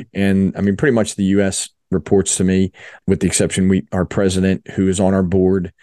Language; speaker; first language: English; native; English